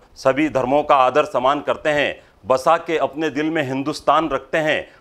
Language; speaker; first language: Hindi; native; Hindi